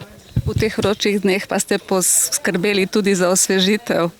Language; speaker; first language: Slovenian; native; Slovenian